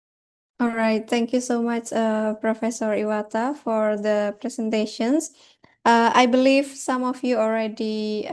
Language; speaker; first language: English; non-native, fluent; Indonesian